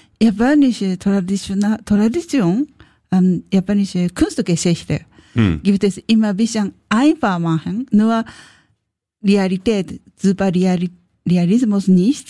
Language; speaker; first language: German; non-native, learner; Japanese